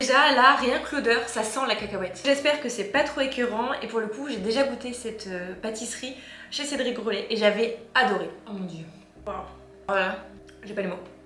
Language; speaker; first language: French; native; French